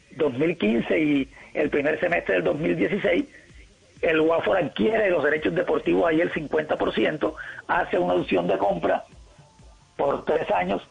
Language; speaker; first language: Spanish; native; Spanish